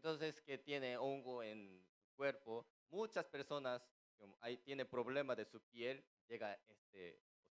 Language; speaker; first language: Spanish; non-native, fluent; Korean